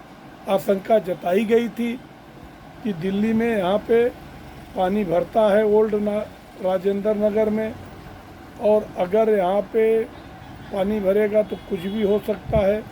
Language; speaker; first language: Hindi; native; Hindi